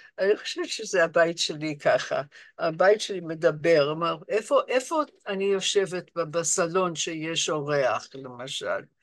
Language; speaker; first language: Hebrew; non-native, fluent; English